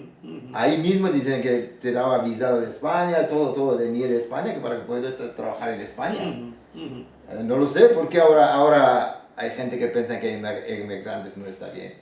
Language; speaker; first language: Spanish; non-native, learner; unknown